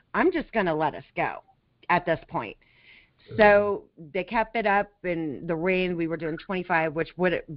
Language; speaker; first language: English; native; English